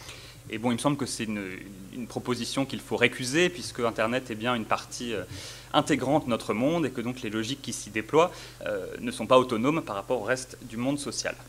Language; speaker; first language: French; native; French